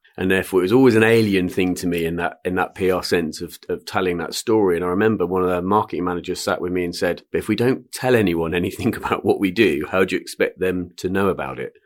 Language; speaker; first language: English; native; English